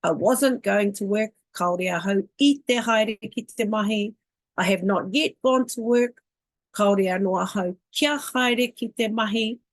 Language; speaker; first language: Māori; non-native, local second language; English